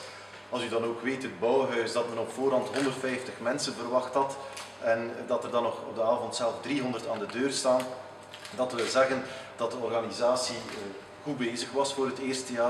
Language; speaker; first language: Dutch; native; Dutch